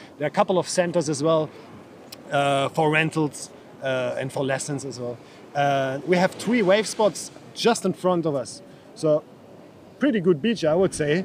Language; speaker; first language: English; non-native, fluent; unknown